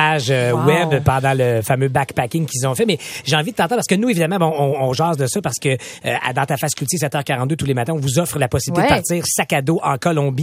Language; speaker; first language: French; native; French